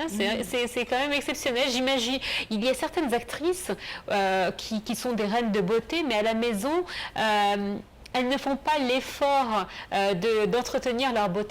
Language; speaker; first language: French; non-native, fluent; Arabic